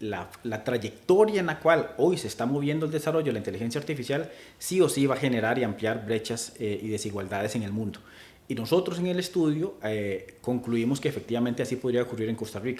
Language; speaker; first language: Spanish; native; Spanish